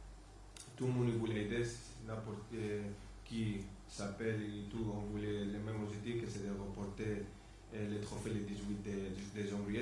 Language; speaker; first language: French; non-native, fluent; Spanish